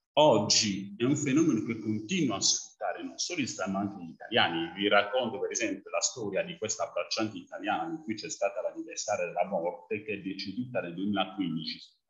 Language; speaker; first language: Italian; non-native, fluent; French